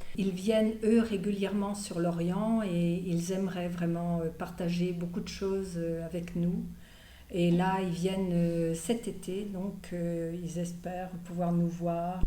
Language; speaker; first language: French; native; French